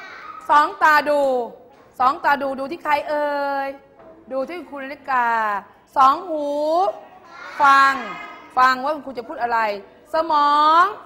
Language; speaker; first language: Thai; native; Thai